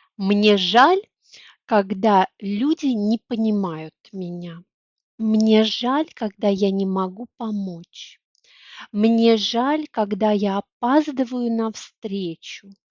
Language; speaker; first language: Russian; native; Russian